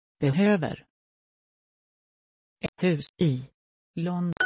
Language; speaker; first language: Swedish; non-native, learner; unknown